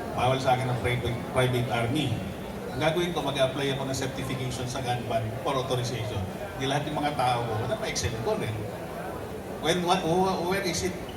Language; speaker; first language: Filipino; non-native, local second language; Iloko